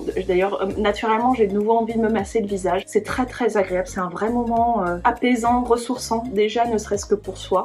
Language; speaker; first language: French; native; French